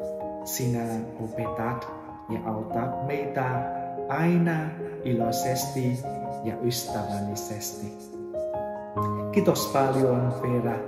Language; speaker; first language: Finnish; non-native, learner; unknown